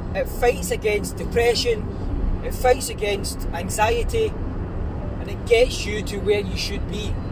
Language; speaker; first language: English; native; English